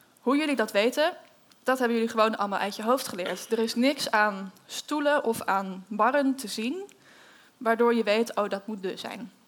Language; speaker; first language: Dutch; native; Dutch